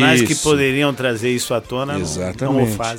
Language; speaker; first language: Portuguese; native; Portuguese